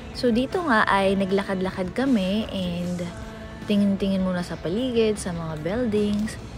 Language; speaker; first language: Filipino; native; Filipino